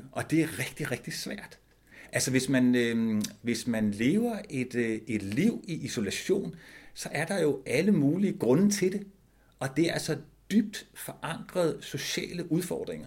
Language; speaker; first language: Danish; native; Danish